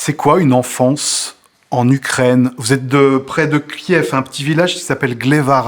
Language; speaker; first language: French; native; French